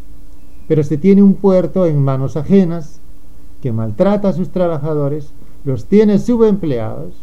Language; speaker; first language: Spanish; native; Spanish